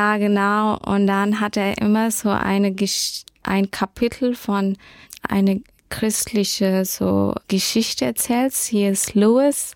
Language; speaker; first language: German; early bilingual, heritage; German